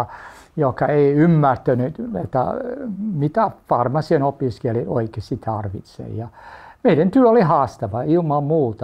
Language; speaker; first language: Finnish; non-native, fluent; English